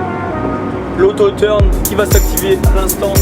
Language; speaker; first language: French; native; French